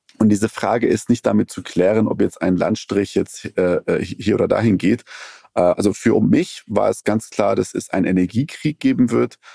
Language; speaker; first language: German; early bilingual, other home language; Persian